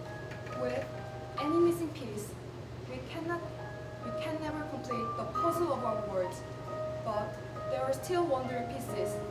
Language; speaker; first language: English; non-native, learner; Korean